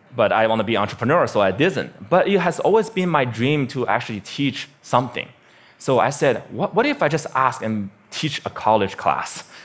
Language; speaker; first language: English; non-native, fluent; Chinese